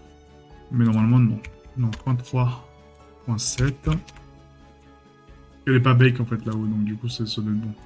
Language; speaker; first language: French; native; French